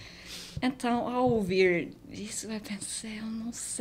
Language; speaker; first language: Portuguese; non-native, fluent; English